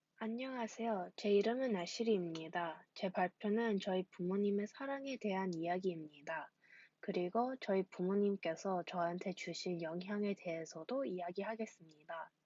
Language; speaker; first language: Korean; early bilingual, heritage; Korean